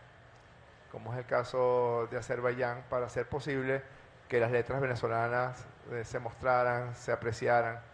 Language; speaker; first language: Spanish; native; Spanish